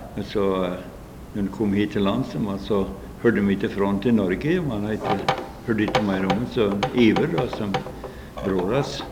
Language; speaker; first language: Norwegian; early bilingual, heritage; Norwegian